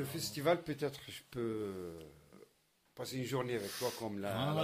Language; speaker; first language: French; non-native, learner; Arabic